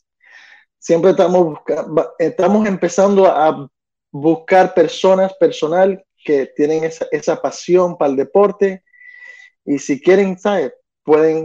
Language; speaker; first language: Spanish; early bilingual, other home language; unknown